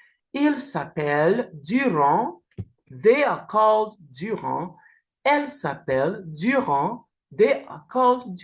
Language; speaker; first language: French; non-native, learner; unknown